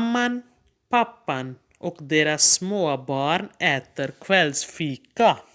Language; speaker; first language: Swedish; non-native, fluent; Urdu